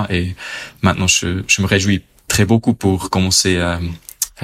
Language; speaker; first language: French; non-native, local second language; German